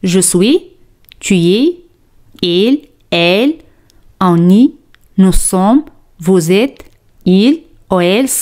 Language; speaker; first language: French; non-native, fluent; Spanish